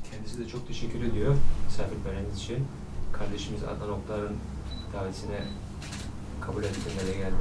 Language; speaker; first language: Turkish; native; Turkish